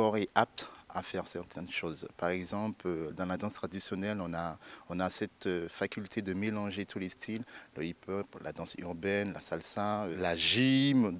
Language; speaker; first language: French; native; French